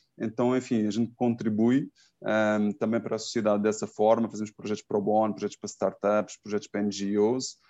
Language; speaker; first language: Portuguese; native; Portuguese